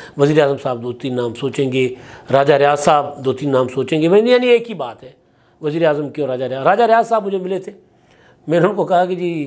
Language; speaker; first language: Urdu; non-native, local second language; Sindhi